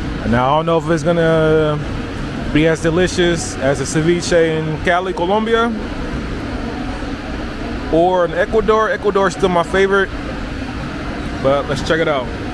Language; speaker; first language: English; native; English